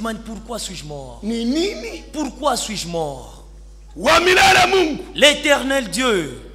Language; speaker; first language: French; non-native, local second language; Swahili